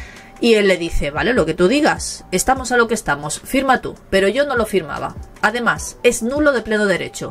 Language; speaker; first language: Spanish; native; Spanish